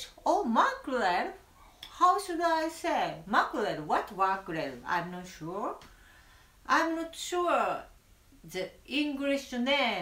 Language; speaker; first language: English; non-native, learner; Japanese